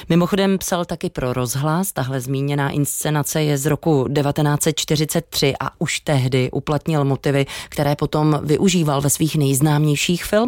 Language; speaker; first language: Czech; native; Czech